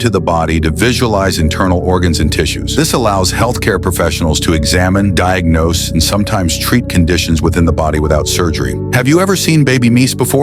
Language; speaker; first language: English; native; English